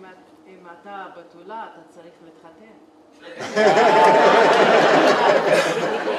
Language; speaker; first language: Hebrew; non-native, local second language; Arabic